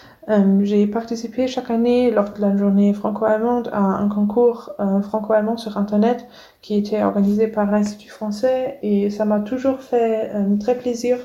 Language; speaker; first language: French; non-native, fluent; German